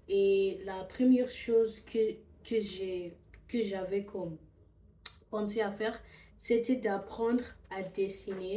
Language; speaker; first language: French; non-native, learner; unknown